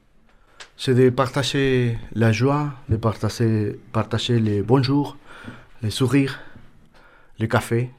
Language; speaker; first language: French; non-native, learner; Spanish